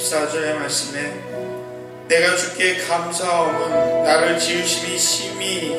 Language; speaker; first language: Korean; native; Korean